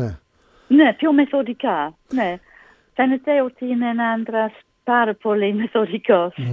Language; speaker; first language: Greek; non-native, learner; English